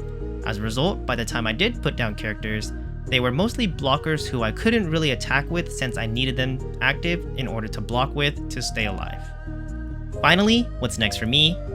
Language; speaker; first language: English; native; English